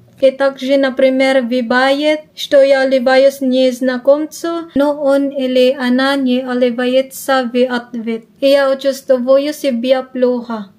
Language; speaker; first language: Russian; non-native, learner; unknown